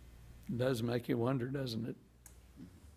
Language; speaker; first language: English; native; English